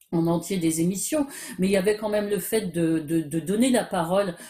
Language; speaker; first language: French; native; French